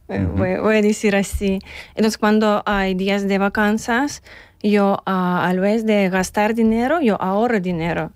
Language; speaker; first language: Spanish; non-native, learner; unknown